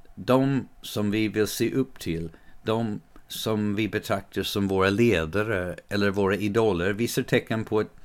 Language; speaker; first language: Swedish; non-native, fluent; English